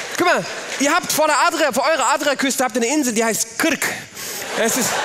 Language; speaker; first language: German; early bilingual, other home language; Turkish